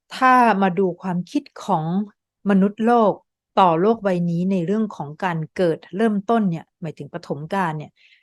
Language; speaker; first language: Thai; native; Thai